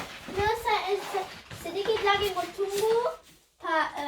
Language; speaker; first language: Indonesian; early bilingual, heritage; Indonesian